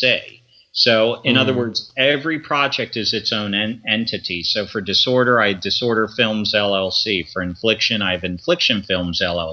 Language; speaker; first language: English; native; English